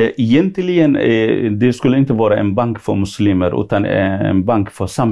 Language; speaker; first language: Swedish; non-native, fluent; Somali